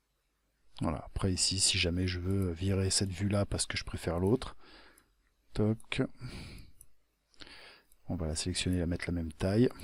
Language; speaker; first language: French; native; French